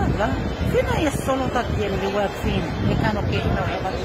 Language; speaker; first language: Arabic; native; Arabic